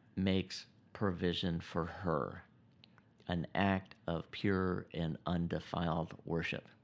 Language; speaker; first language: English; native; English